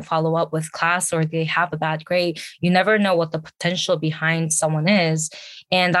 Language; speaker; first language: English; early bilingual, other home language; Korean